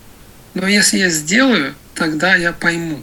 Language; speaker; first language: Russian; native; Russian